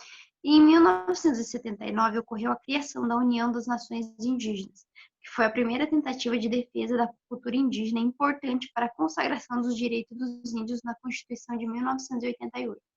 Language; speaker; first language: Portuguese; native; Portuguese